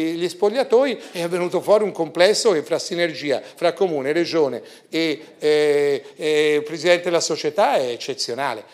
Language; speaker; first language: Italian; native; Italian